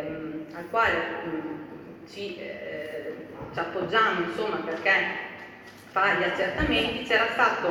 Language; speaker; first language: Italian; native; Italian